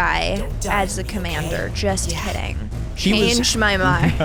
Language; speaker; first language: English; native; English